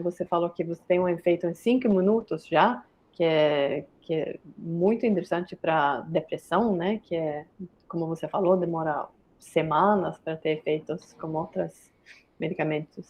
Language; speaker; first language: Portuguese; non-native, fluent; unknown